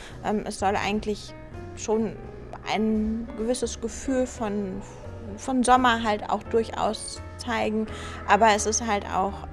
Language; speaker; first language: German; native; German